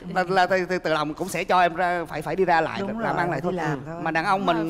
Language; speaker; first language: Vietnamese; native; Vietnamese